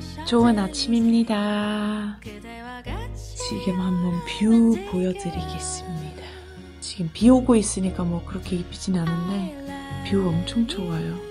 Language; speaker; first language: Korean; non-native, fluent; French